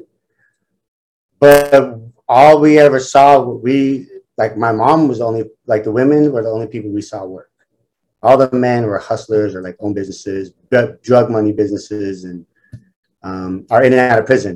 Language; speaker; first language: English; native; English